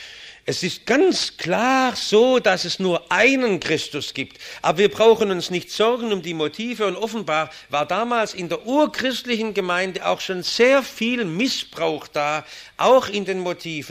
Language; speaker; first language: German; native; German